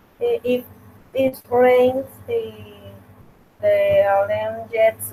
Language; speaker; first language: English; non-native, learner; Spanish